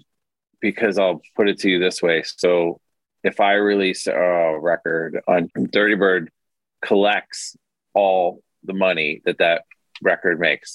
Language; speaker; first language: English; native; English